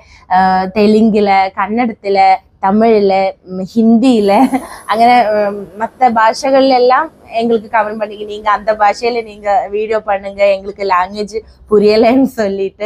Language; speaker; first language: Tamil; non-native, learner; Malayalam